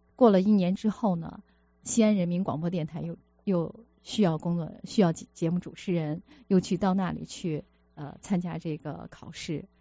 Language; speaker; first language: Chinese; native; Chinese